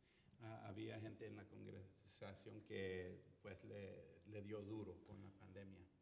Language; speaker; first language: Spanish; non-native, fluent; English